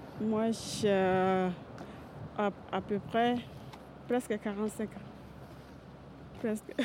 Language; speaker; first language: French; non-native, learner; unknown